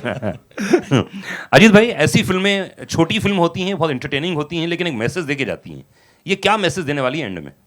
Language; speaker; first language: Hindi; native; Hindi